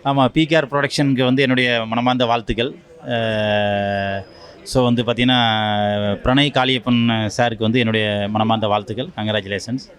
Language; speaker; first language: Tamil; native; Tamil